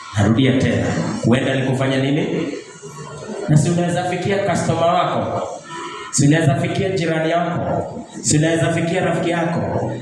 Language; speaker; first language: Swahili; non-native, local second language; Luyia